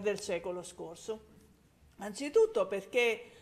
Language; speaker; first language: Italian; native; Italian